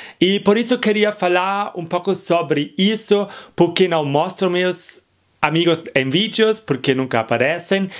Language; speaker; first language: Portuguese; non-native, fluent; German